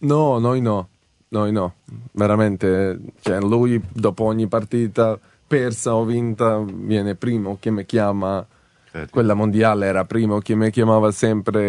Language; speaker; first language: Italian; non-native, fluent; Serbian